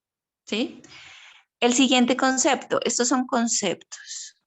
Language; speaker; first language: Spanish; native; Spanish